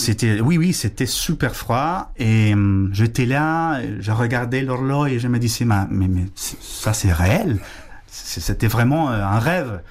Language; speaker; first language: French; non-native, fluent; Spanish